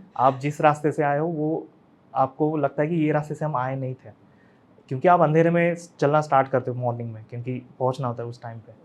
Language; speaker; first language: Hindi; non-native, local second language; Marathi